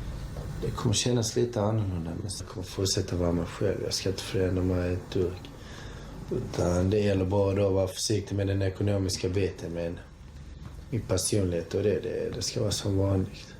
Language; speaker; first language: Swedish; early bilingual, other home language; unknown